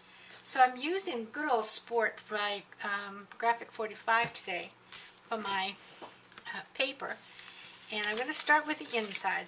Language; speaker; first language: English; native; English